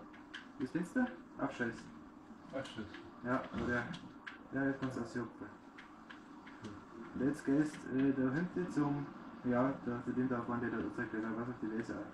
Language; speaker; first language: German; native; German